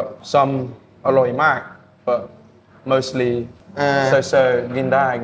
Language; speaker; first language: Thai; non-native, learner; English